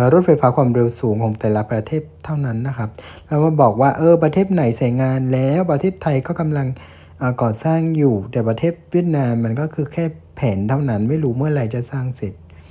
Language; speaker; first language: Thai; non-native, fluent; Vietnamese